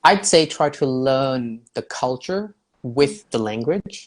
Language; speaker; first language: English; non-native, fluent; Thai